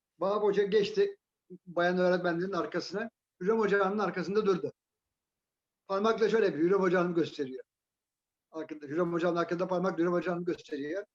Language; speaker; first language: Turkish; native; Turkish